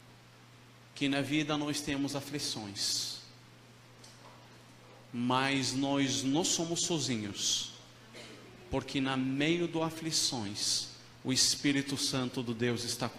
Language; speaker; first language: Portuguese; non-native, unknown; Arabic